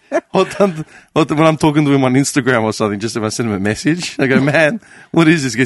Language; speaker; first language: English; early bilingual, other home language; Greek